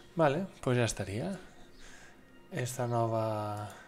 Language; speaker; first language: Spanish; non-native, local second language; Catalan